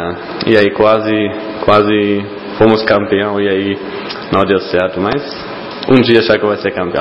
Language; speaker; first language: Portuguese; non-native, fluent; German